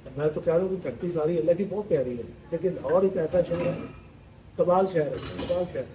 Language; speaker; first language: Urdu; non-native, local second language; Punjabi